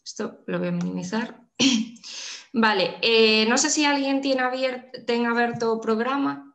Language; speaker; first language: Spanish; non-native, local second language; Galician